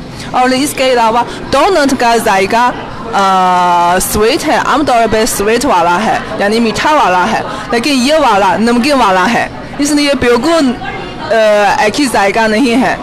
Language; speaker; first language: Hindi; non-native, fluent; Chinese